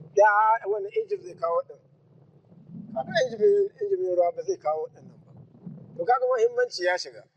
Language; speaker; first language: Hausa; native; Hausa